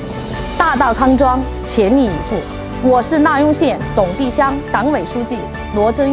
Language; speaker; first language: Chinese; native; Chinese